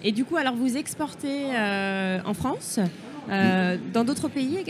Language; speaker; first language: French; native; French